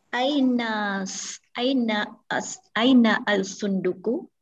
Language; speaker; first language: Arabic; non-native, learner; Malay